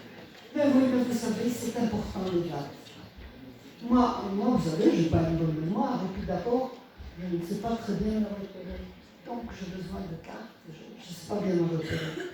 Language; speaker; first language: French; non-native, fluent; Polish